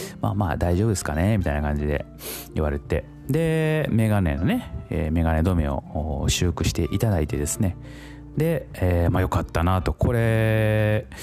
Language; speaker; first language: Japanese; native; Japanese